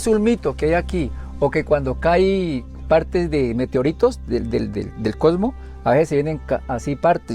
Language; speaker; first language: Spanish; native; Spanish